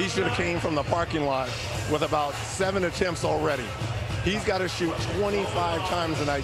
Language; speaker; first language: English; native; English